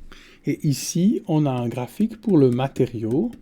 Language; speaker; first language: French; native; French